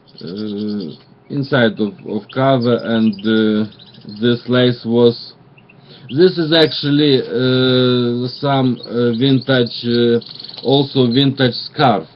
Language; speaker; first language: English; non-native, learner; Russian